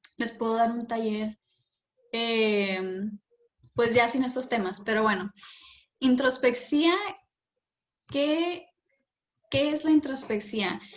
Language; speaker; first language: Spanish; early bilingual, heritage; Spanish